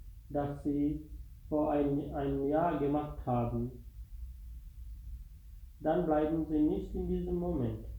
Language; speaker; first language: German; non-native, fluent; Sinhala